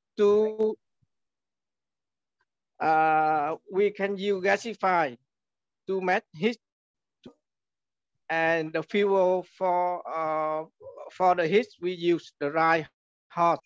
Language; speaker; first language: English; non-native, learner; Vietnamese